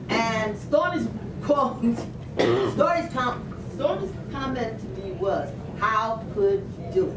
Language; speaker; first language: English; native; English